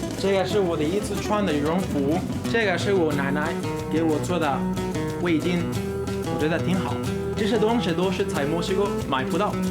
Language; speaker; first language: Chinese; non-native, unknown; Spanish